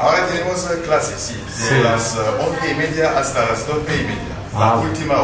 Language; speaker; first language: Spanish; non-native, learner; Arabic